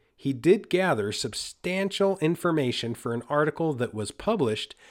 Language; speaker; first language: English; early bilingual, other home language; Spanish